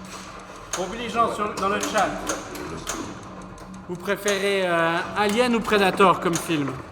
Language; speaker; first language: French; native; French